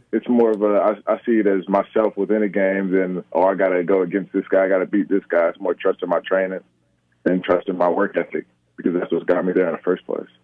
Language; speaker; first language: English; native; English